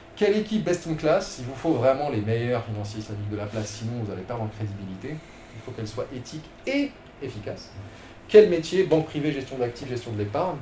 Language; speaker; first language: French; non-native, local second language; Arabic